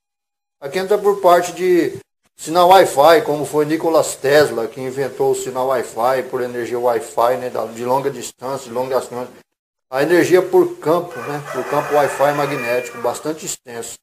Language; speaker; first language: Portuguese; native; Portuguese